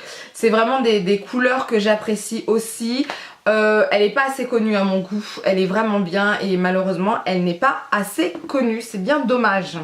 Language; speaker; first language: French; native; French